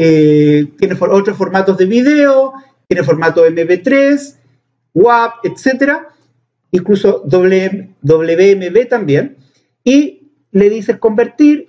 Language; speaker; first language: Spanish; native; Spanish